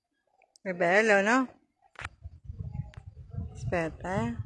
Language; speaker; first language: Italian; non-native, learner; Filipino